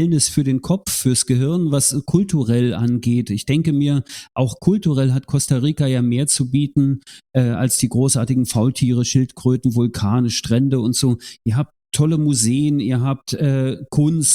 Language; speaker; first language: German; native; German